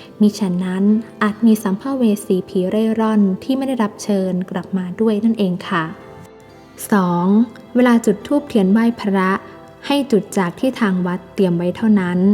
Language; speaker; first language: Thai; native; Thai